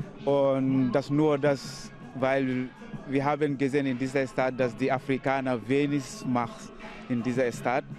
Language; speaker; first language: German; non-native, learner; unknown